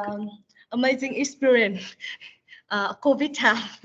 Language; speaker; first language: English; non-native, learner; Vietnamese